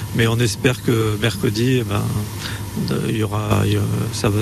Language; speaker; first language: French; native; French